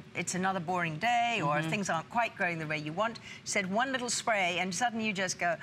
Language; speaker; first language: English; native; English